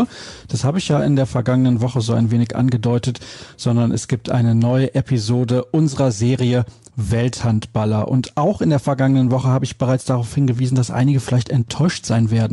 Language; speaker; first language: German; native; German